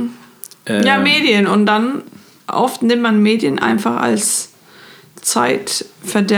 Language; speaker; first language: German; non-native, fluent; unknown